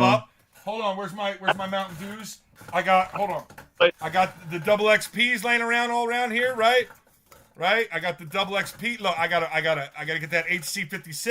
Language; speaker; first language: English; native; English